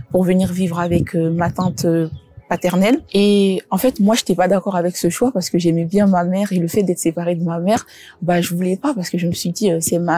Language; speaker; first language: French; early bilingual, other home language; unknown